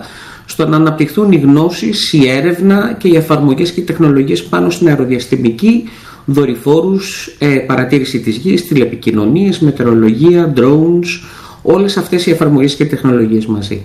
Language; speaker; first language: Greek; native; Greek